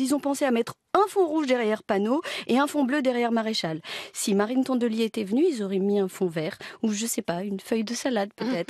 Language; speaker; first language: French; native; French